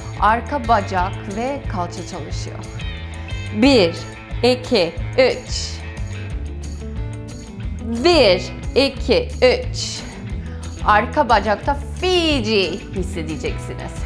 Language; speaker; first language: Turkish; non-native, fluent; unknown